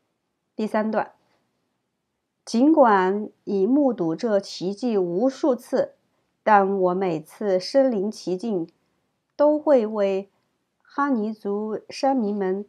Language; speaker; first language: Chinese; native; Chinese